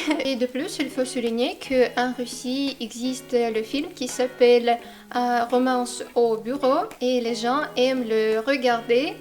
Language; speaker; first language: French; non-native, fluent; Russian